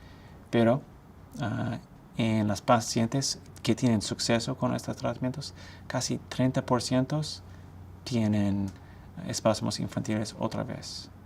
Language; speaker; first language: Spanish; non-native, fluent; English